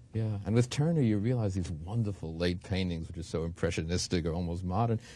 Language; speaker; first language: English; native; English